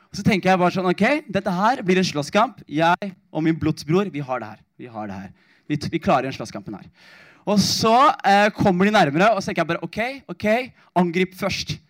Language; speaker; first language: Norwegian; early bilingual, other home language; Somali